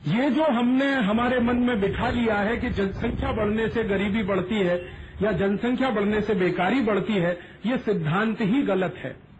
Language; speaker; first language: Hindi; native; Hindi